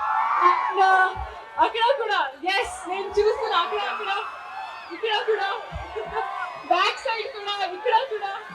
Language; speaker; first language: Telugu; non-native, fluent; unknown